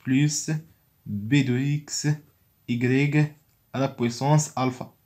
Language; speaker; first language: French; non-native, local second language; Arabic